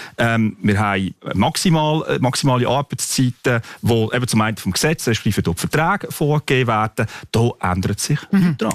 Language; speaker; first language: German; native; German